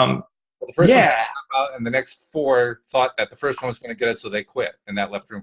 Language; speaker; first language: English; native; English